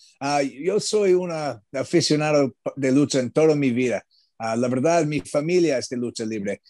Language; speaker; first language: Spanish; non-native, learner; English